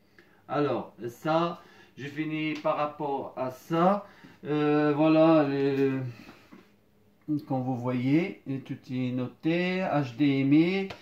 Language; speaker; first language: French; non-native, fluent; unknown